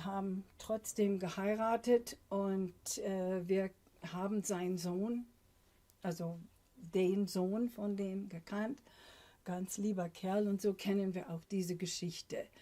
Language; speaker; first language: German; non-native, fluent; English